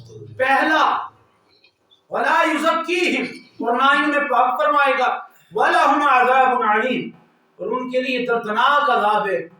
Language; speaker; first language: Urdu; native; Urdu